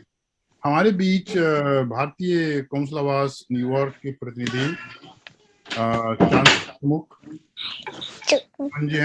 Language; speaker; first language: Hindi; native; Hindi